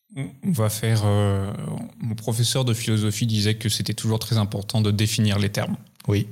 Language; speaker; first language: French; native; French